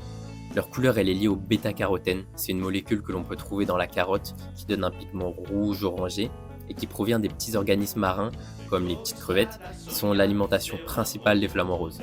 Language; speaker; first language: French; native; French